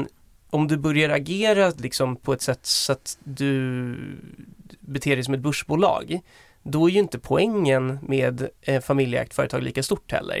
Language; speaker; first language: Swedish; native; Swedish